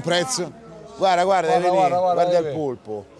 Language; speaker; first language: Italian; native; Italian